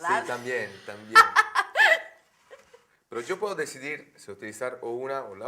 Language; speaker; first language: Spanish; non-native, learner; French